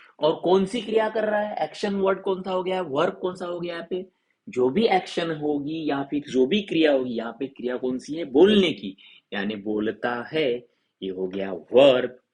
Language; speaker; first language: Hindi; non-native, local second language; Marathi